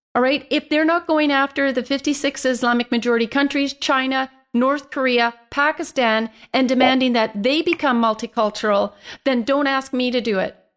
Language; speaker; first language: English; native; English